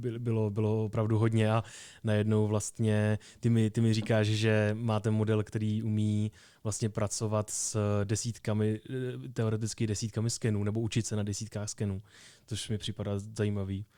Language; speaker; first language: Czech; native; Czech